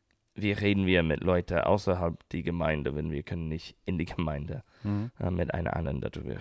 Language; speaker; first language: German; non-native, learner; English